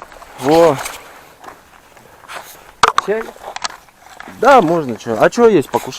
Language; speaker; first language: Russian; native; Russian